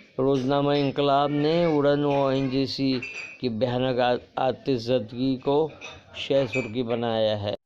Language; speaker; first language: Urdu; native; Urdu